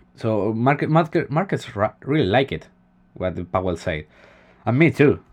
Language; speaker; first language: English; non-native, fluent; Spanish